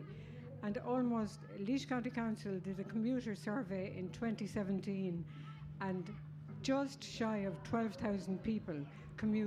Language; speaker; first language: English; native; English